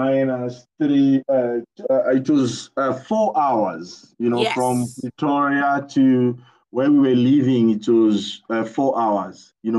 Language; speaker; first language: English; non-native, fluent; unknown